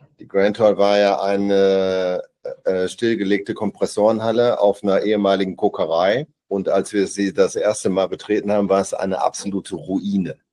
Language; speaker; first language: German; native; German